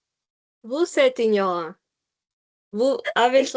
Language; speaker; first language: French; non-native, learner; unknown